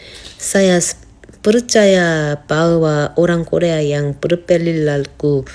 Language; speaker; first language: Indonesian; non-native, fluent; Korean